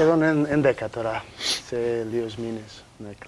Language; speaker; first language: Greek; non-native, learner; Portuguese